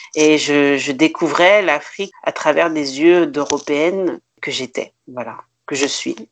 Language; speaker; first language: French; native; French